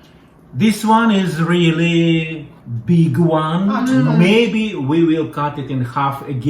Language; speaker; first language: English; non-native, learner; Russian